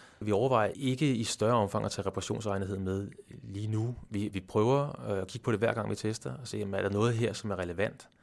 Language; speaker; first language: Danish; native; Danish